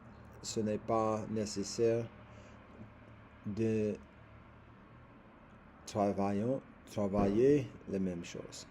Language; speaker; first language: French; non-native, learner; English